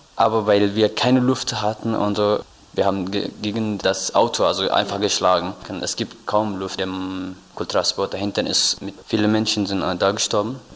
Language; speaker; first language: German; non-native, learner; Tigrinya